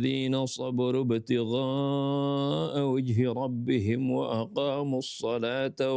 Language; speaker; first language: Arabic; non-native, fluent; Indonesian